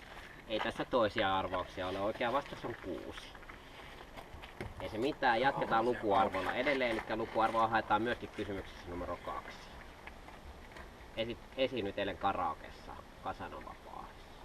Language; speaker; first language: Finnish; native; Finnish